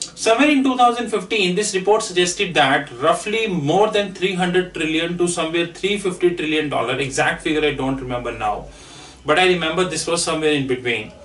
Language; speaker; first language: English; non-native, local second language; Hindi